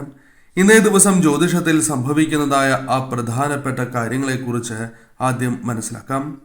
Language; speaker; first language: Malayalam; native; Malayalam